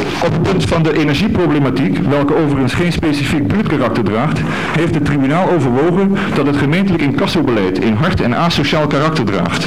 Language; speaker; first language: Dutch; native; Dutch